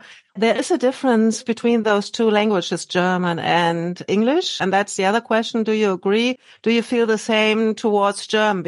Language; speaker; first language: English; non-native, fluent; German